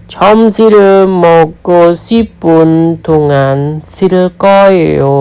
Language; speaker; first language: Korean; non-native, fluent; Khmer